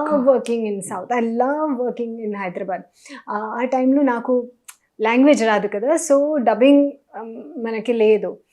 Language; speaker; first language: Telugu; non-native, local second language; Hindi